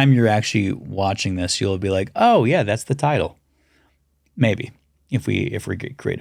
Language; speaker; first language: English; native; English